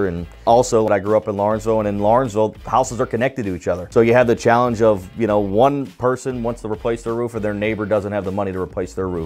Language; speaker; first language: English; native; English